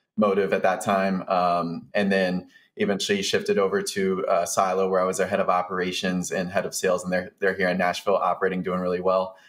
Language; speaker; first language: English; native; English